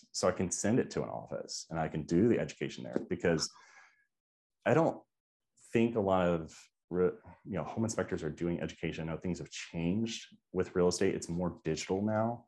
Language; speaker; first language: English; native; English